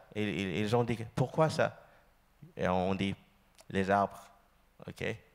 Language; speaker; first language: French; non-native, learner; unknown